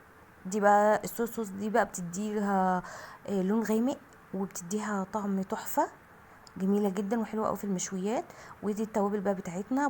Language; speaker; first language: Arabic; native; Arabic